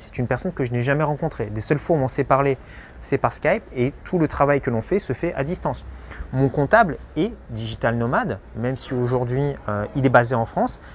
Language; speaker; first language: French; native; French